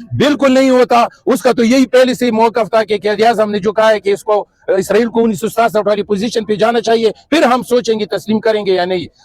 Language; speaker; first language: Urdu; non-native, local second language; Punjabi